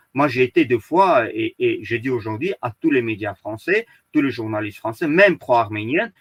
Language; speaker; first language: French; early bilingual, other home language; Azerbaijani